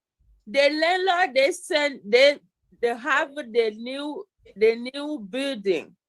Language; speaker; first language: English; non-native, learner; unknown